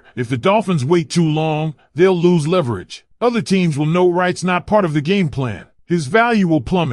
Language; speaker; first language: English; native; English